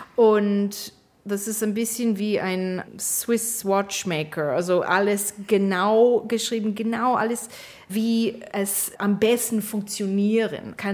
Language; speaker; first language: German; non-native, fluent; English